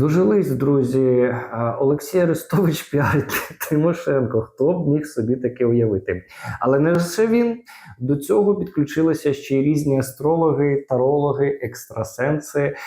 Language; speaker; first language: Ukrainian; native; Ukrainian